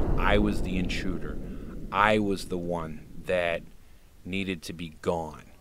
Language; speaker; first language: English; native; English